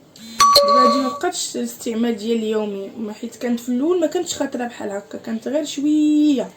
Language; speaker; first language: Arabic; native; Arabic